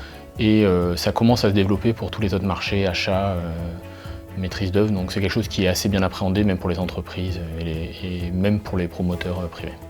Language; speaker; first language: French; native; French